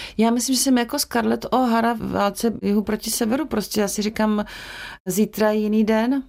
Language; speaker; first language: Czech; native; Czech